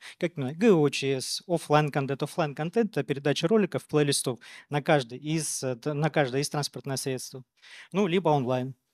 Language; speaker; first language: Russian; native; Russian